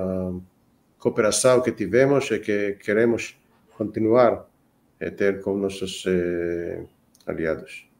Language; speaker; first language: Portuguese; non-native, fluent; Hebrew